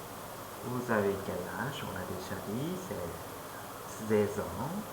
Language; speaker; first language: French; non-native, fluent; Lao